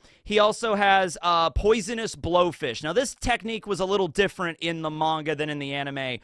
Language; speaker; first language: English; native; English